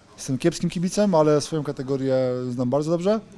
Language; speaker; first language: Polish; native; Polish